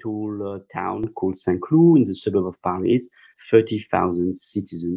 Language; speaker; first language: English; non-native, fluent; French